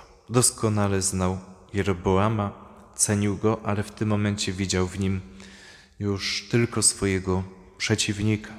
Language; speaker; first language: Polish; native; Polish